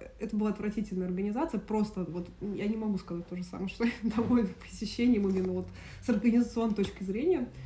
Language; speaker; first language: Russian; native; Russian